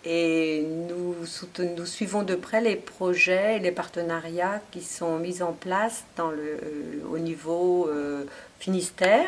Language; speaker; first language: French; native; French